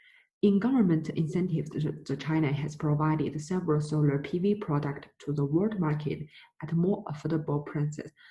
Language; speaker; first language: English; non-native, fluent; Chinese